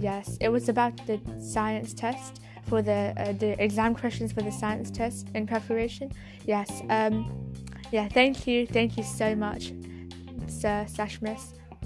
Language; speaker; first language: English; native; English